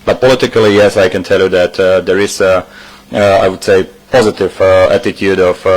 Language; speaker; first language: English; non-native, fluent; Slovak